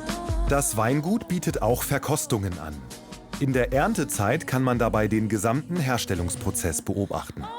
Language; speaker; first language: German; native; German